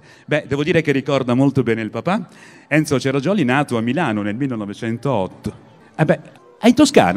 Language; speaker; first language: Italian; native; Italian